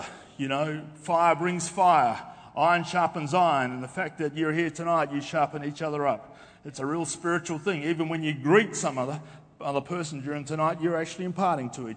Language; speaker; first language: English; native; English